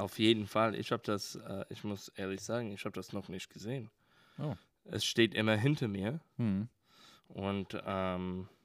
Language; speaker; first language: German; non-native, fluent; English